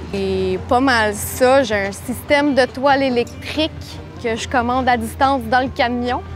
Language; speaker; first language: French; native; French